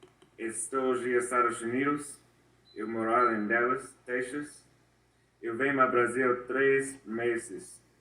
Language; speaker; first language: Portuguese; non-native, learner; English